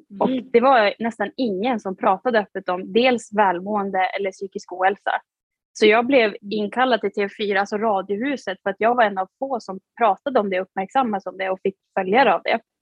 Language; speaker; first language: Swedish; native; Swedish